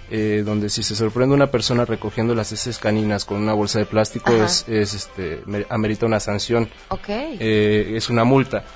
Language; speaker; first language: Spanish; native; Spanish